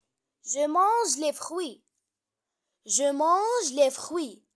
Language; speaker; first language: French; non-native, fluent; Arabic